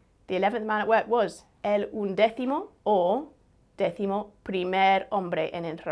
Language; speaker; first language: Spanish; non-native, fluent; English